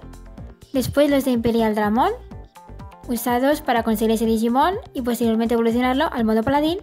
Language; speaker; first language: Spanish; native; Spanish